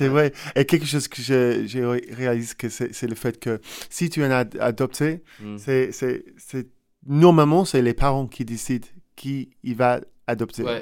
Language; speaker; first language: French; non-native, learner; English